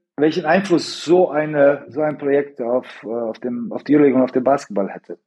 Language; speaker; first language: German; early bilingual, other home language; Bosnian